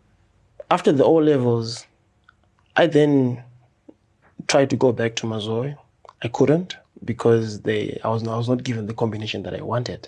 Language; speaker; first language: English; non-native, local second language; Shona